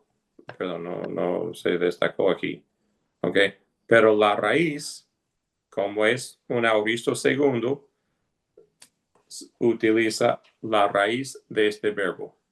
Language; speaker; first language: Spanish; non-native, fluent; English